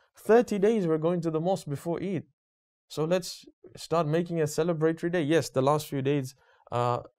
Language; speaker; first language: English; native; English